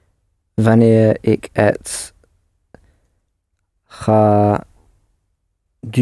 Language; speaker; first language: Dutch; non-native, learner; English